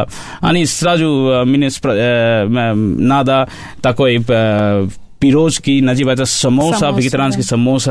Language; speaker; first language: Russian; non-native, learner; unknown